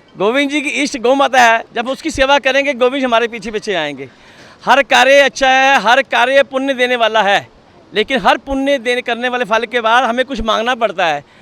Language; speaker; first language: Hindi; non-native, local second language; Punjabi